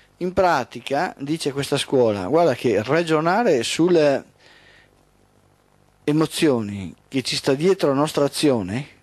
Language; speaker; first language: Italian; native; Italian